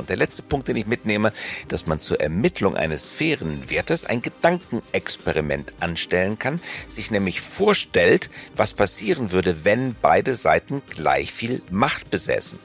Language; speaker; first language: German; native; German